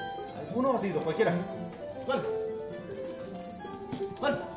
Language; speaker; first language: Spanish; native; Spanish